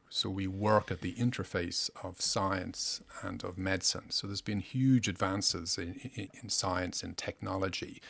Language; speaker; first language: English; native; English